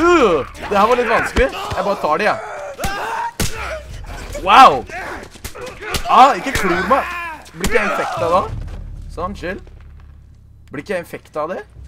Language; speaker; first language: Norwegian; native; Norwegian